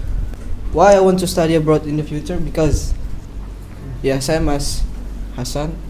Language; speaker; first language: English; non-native, learner; Indonesian